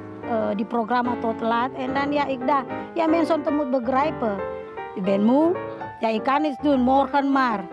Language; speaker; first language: Dutch; non-native, learner; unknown